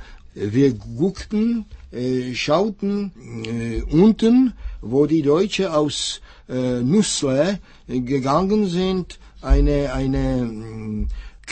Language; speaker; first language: German; non-native, fluent; Czech